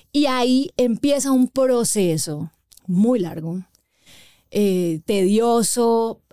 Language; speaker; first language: Spanish; native; Spanish